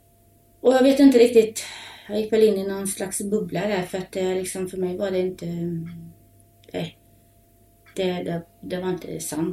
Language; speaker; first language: Swedish; native; Swedish